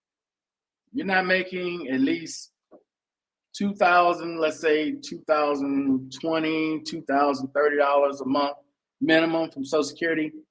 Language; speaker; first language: English; native; English